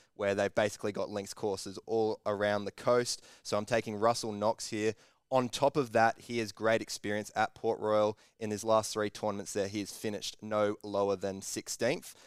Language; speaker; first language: English; native; English